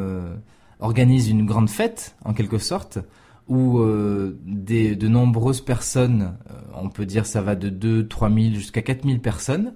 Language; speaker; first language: French; native; French